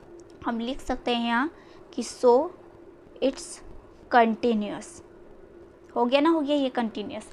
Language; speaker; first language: Hindi; native; Hindi